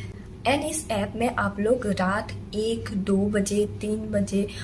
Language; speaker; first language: Hindi; non-native, local second language; Assamese